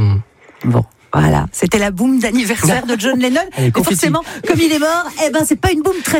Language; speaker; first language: French; native; French